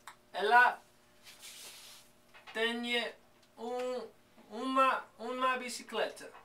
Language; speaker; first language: Portuguese; non-native, learner; English